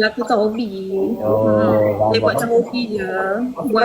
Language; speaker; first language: Malay; native; Malay